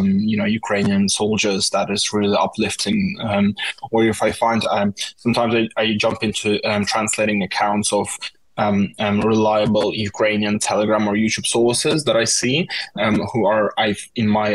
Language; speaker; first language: English; non-native, fluent; Russian